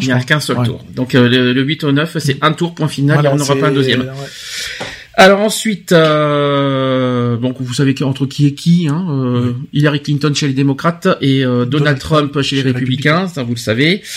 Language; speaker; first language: French; native; French